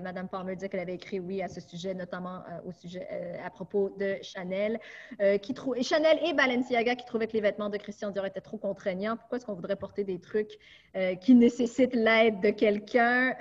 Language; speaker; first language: French; native; French